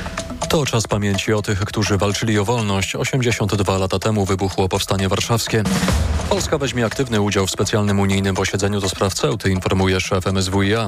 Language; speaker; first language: Polish; native; Polish